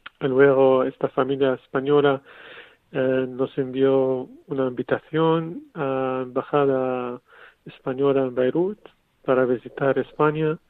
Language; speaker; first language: Spanish; non-native, fluent; Arabic